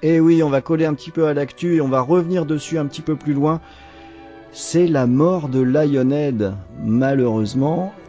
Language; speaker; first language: French; native; French